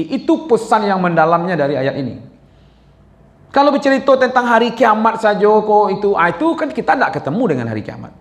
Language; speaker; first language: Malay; non-native, local second language; Minangkabau